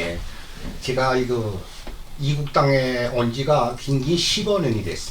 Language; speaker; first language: Korean; native; Korean